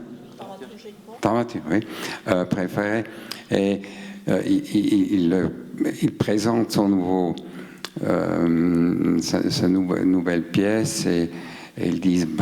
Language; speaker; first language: French; non-native, local second language; German